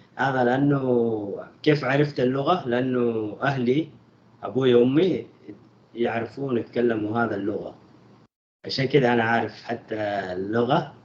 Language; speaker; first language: Arabic; non-native, local second language; Bangla